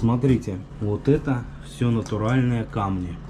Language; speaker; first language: Russian; native; Russian